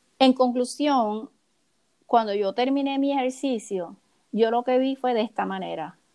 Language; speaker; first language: Spanish; native; Spanish